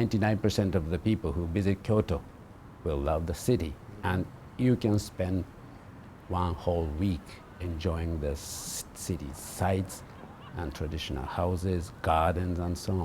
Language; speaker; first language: English; non-native, fluent; Japanese